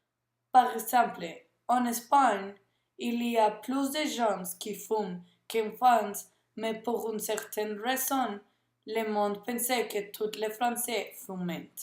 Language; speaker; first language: French; non-native, learner; Spanish